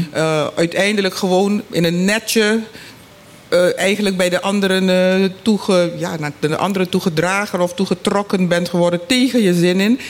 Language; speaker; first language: Dutch; non-native, local second language; Papiamento